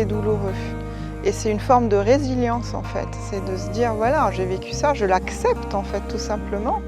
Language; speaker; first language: French; native; French